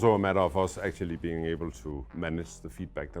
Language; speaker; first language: English; non-native, fluent; Danish